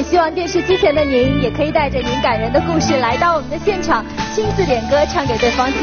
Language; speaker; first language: Chinese; native; Chinese